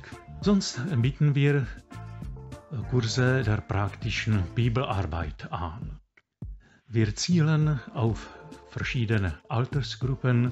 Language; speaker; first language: German; non-native, fluent; Czech